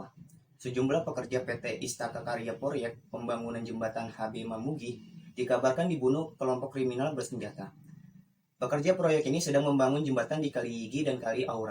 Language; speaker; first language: Indonesian; native; Indonesian